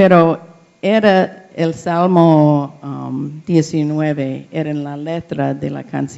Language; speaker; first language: Spanish; non-native, learner; English